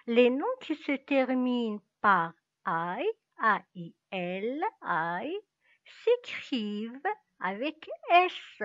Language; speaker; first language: French; non-native, local second language; Arabic